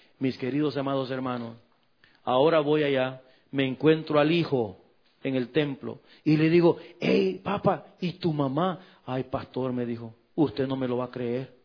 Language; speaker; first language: Spanish; native; Spanish